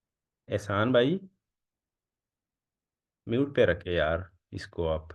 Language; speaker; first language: Hindi; non-native, local second language; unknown